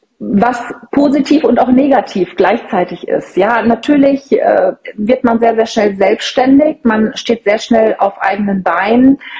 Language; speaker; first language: German; early bilingual, other home language; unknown